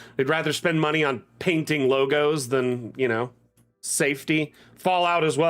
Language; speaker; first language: English; native; English